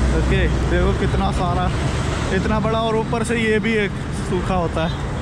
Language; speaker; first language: Hindi; native; Hindi